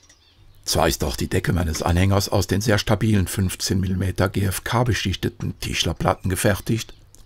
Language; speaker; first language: German; native; German